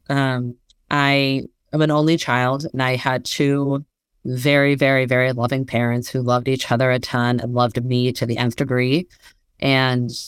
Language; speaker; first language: English; native; English